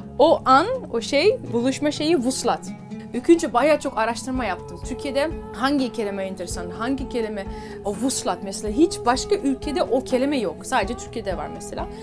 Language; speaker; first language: Turkish; early bilingual, heritage; Turkish